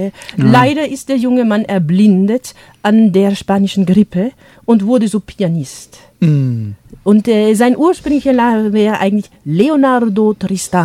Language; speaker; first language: German; native; German